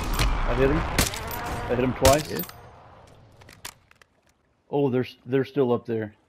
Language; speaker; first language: English; native; English